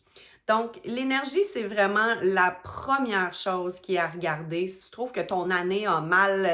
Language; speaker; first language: French; native; French